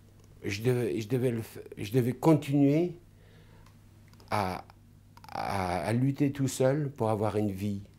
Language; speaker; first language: French; non-native, fluent; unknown